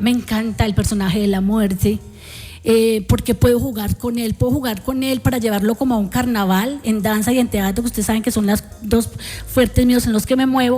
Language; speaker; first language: Spanish; native; Spanish